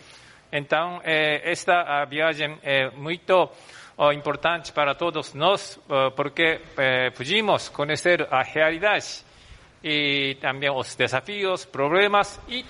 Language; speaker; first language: Portuguese; non-native, fluent; Japanese